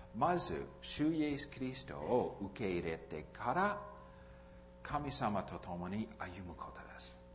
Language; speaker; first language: Japanese; non-native, fluent; English